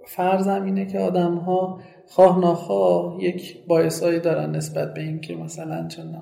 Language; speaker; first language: Persian; non-native, local second language; Kurdish